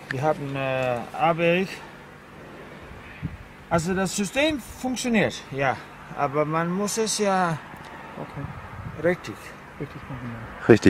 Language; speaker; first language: German; non-native, learner; Danish